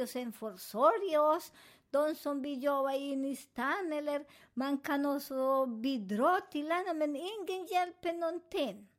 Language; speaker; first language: Swedish; non-native, learner; Spanish